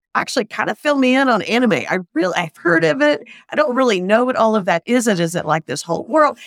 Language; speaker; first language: English; native; English